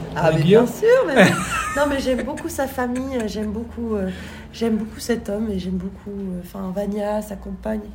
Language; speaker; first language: French; native; French